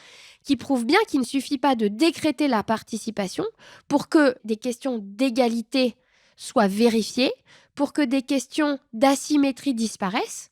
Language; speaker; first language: French; native; French